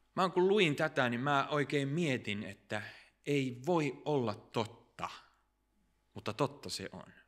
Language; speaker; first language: Finnish; early bilingual, heritage; Finnish